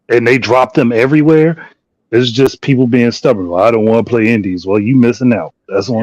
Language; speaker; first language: English; native; English